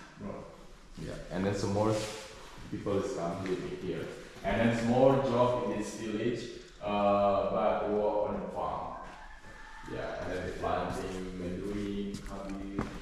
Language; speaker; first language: English; non-native, learner; Balinese